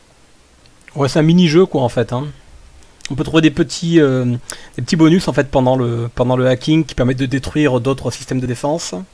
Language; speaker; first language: French; native; French